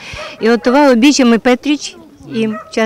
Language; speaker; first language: Bulgarian; non-native, learner; Russian